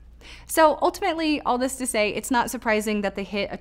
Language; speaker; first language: English; native; English